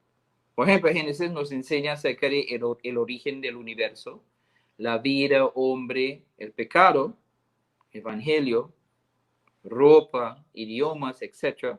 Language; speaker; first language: Spanish; non-native, fluent; English